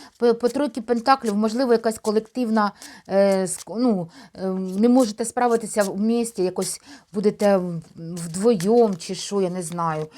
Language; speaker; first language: Ukrainian; non-native, local second language; Russian